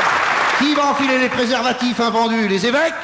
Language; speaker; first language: French; native; French